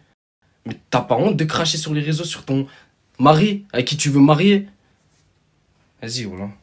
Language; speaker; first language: French; native; French